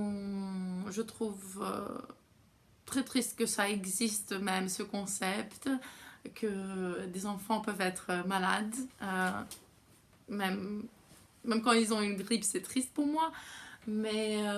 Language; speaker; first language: French; non-native, fluent; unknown